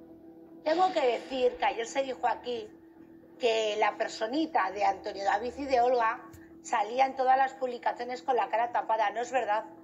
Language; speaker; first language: Spanish; native; Spanish